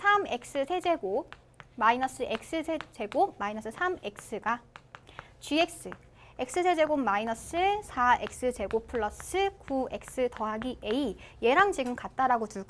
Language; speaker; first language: Korean; native; Korean